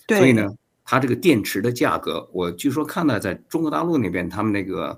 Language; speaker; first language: Chinese; native; Chinese